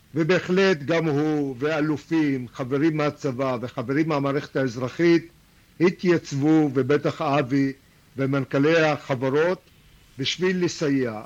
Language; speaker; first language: Hebrew; non-native, local second language; Arabic